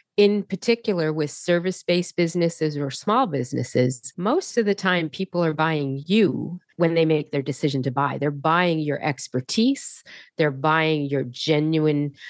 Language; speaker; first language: English; native; English